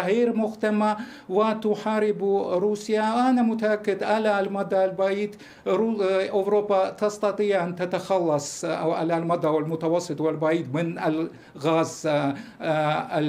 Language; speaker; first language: Arabic; non-native, fluent; Russian